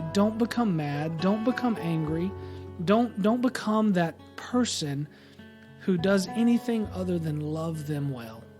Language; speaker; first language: English; native; English